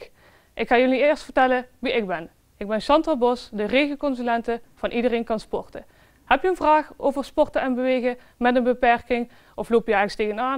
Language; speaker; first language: Dutch; native; Dutch